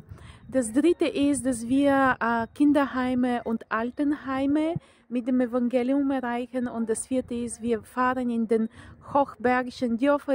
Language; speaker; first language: German; non-native, fluent; Bulgarian